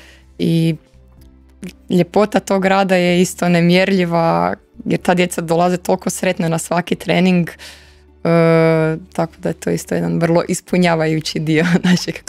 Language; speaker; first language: Croatian; native; Croatian